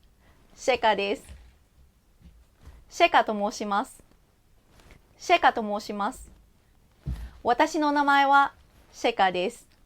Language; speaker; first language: Japanese; non-native, fluent; Filipino